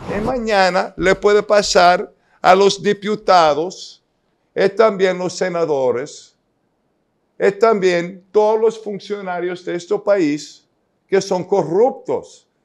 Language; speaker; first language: Spanish; non-native, fluent; English